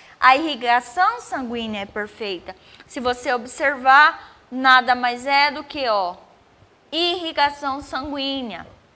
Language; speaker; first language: Portuguese; native; Portuguese